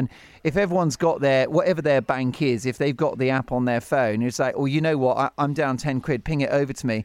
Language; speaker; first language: English; native; English